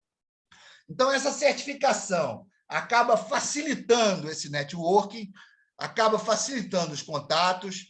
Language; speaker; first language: Portuguese; native; Portuguese